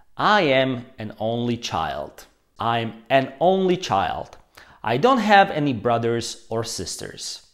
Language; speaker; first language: English; non-native, fluent; Slovak